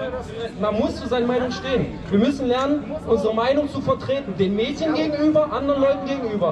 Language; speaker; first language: German; native; German